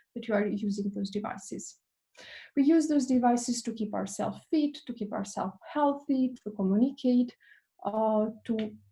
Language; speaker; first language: English; non-native, fluent; Albanian